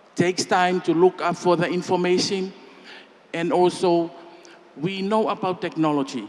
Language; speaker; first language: English; non-native, fluent; Tongan